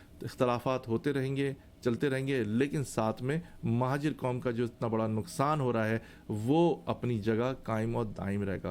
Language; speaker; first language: Urdu; native; Urdu